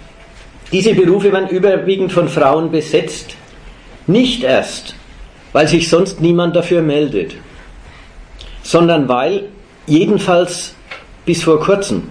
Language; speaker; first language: German; native; German